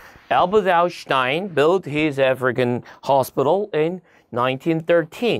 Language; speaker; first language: English; non-native, fluent; Korean